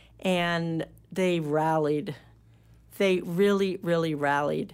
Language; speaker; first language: English; native; English